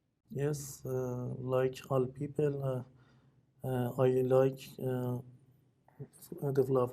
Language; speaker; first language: English; non-native, learner; Persian